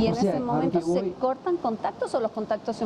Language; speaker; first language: Spanish; native; Spanish